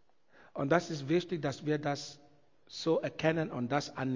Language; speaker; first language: German; non-native, learner; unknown